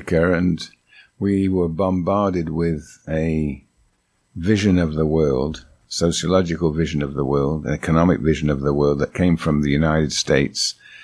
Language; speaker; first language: English; native; English